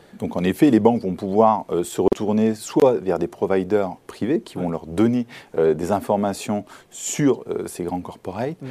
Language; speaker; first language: French; native; French